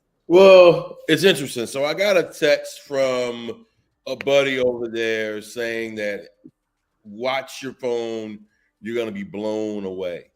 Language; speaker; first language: English; native; English